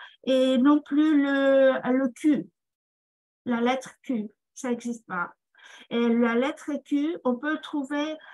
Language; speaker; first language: French; non-native, fluent; Greek